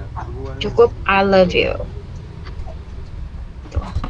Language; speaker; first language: English; non-native, learner; Indonesian